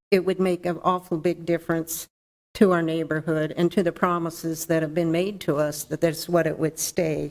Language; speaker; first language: English; native; English